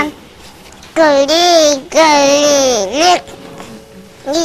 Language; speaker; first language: Indonesian; native; Indonesian